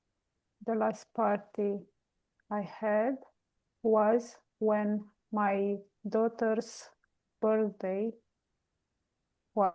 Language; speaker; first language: English; non-native, learner; Romanian